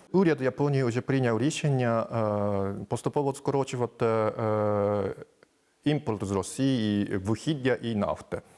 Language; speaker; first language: Ukrainian; non-native, fluent; Japanese